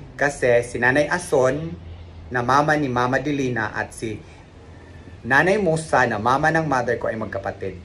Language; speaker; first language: Filipino; non-native, local second language; Cebuano